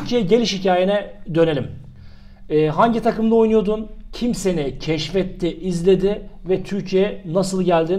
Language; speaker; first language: Turkish; native; Turkish